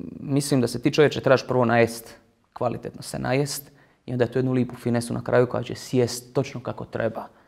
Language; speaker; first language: Croatian; native; Croatian